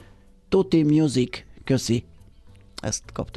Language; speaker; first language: Hungarian; native; Hungarian